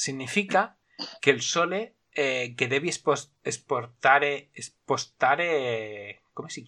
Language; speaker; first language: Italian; non-native, learner; Spanish